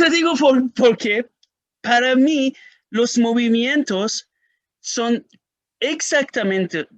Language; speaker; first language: Spanish; non-native, learner; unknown